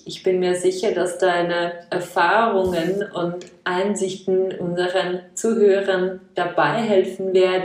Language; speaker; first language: German; non-native, fluent; Czech